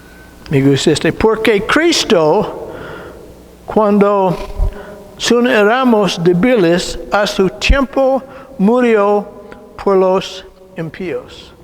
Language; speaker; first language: Spanish; non-native, learner; English